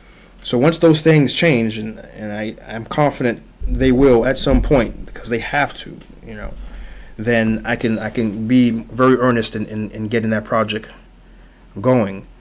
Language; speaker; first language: English; early bilingual, other home language; Haitian Creole